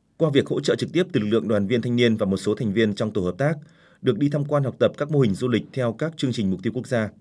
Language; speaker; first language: Vietnamese; native; Vietnamese